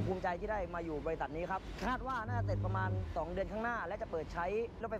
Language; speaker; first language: Thai; native; Thai